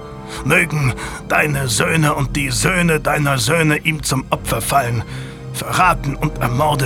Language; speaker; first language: German; native; German